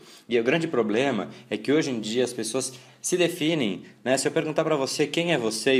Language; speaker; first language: Portuguese; native; Portuguese